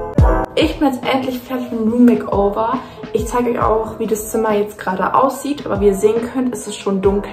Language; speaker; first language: German; native; German